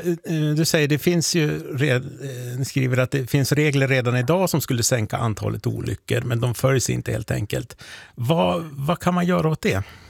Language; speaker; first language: Swedish; native; Swedish